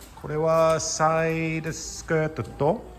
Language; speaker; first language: Japanese; non-native, fluent; English